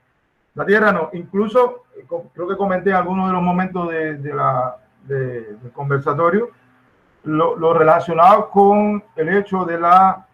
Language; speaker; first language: Spanish; native; Spanish